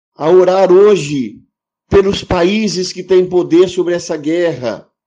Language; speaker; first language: Portuguese; non-native, fluent; Ukrainian